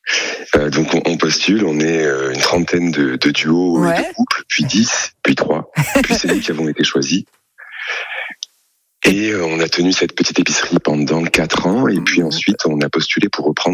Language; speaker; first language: French; native; French